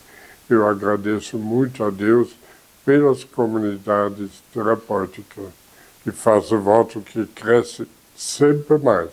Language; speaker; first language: Portuguese; non-native, fluent; German